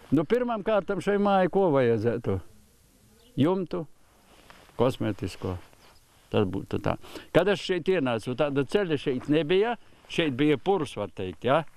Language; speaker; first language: Latvian; native; Latvian